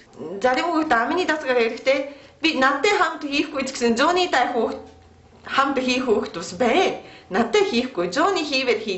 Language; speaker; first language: Mongolian; non-native, learner; Japanese